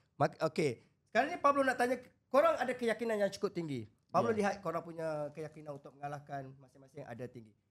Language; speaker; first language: Malay; native; Malay